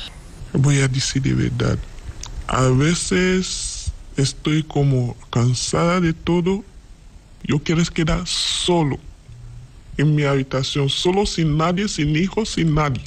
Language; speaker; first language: Spanish; non-native, learner; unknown